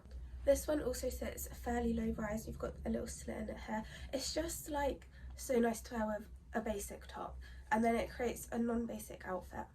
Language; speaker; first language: English; native; English